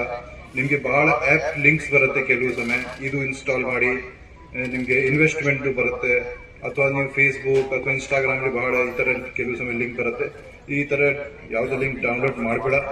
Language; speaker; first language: Kannada; non-native, fluent; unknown